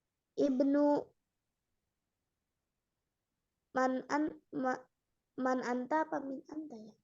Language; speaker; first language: Arabic; non-native, learner; Indonesian